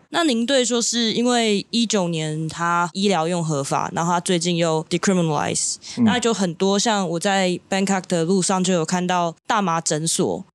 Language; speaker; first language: Chinese; native; Chinese